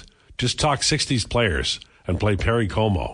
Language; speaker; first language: English; native; English